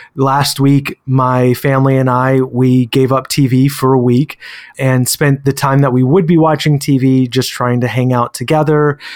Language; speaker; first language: English; native; English